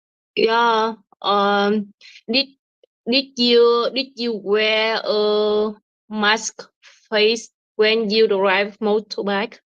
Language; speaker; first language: English; non-native, learner; Vietnamese